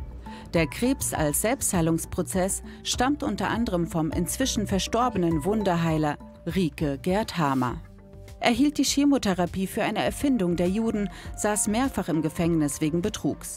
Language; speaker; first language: German; native; German